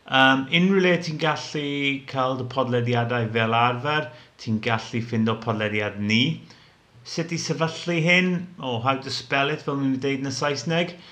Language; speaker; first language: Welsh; non-native, local second language; English